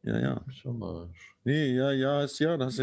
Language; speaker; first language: German; native; German